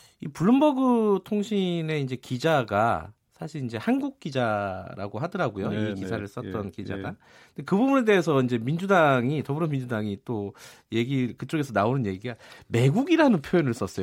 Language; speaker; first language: Korean; native; Korean